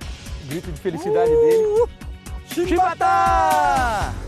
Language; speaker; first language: Portuguese; native; Portuguese